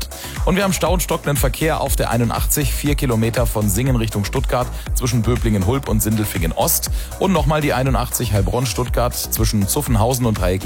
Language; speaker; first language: German; native; German